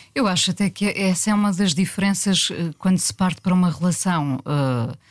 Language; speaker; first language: Portuguese; native; Portuguese